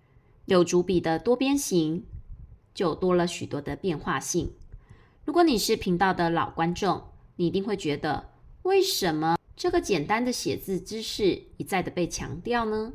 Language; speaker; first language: Chinese; native; Chinese